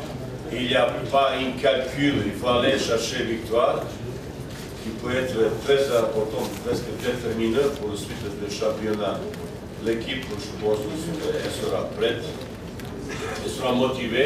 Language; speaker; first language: French; non-native, fluent; Bosnian